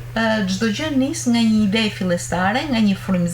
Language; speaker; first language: Albanian; native; Albanian